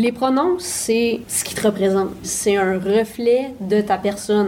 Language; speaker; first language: French; native; French